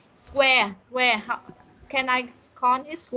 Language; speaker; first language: English; non-native, learner; Vietnamese